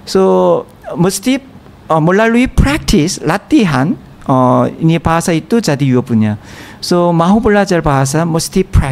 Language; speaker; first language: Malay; non-native, learner; Korean